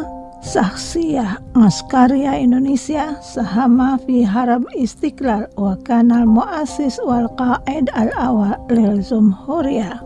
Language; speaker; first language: Arabic; non-native, fluent; Indonesian